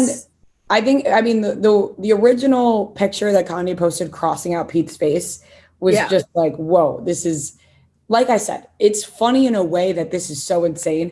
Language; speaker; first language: English; native; English